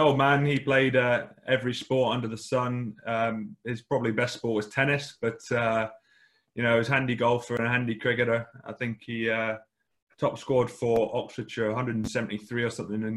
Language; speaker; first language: English; native; English